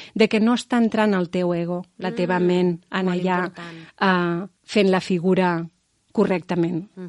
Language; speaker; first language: Catalan; non-native, local second language; Spanish